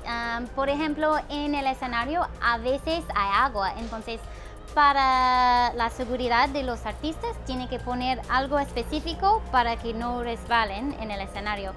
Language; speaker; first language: Spanish; non-native, fluent; English